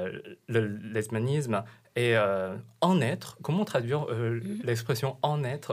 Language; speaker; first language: French; non-native, fluent; Chinese